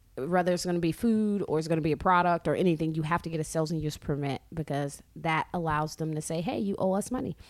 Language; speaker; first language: English; native; English